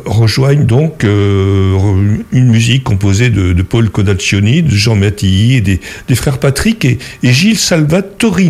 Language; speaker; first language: French; native; French